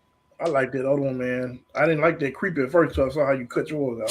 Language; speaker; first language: English; native; English